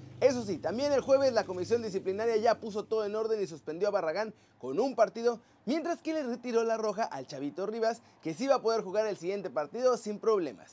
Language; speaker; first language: Spanish; native; Spanish